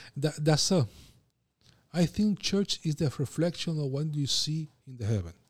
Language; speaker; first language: English; non-native, fluent; Spanish